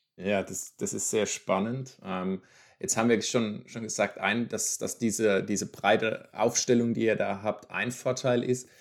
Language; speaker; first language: German; native; German